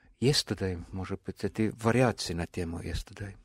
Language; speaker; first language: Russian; non-native, fluent; Estonian